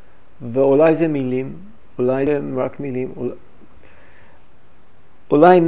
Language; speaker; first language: Hebrew; non-native, fluent; English